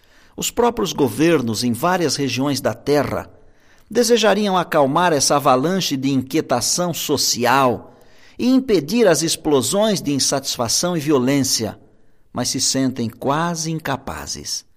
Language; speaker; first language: Portuguese; native; Portuguese